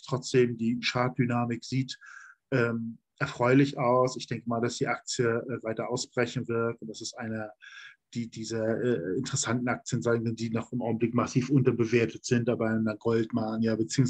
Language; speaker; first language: German; native; German